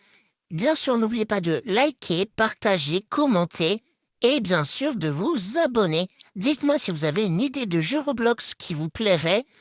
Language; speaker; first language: French; native; French